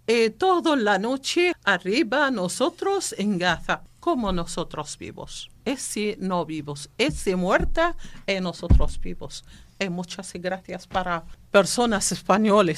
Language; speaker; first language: Spanish; non-native, learner; Arabic